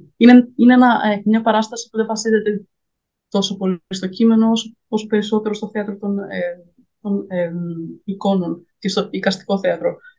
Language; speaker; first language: Greek; native; Greek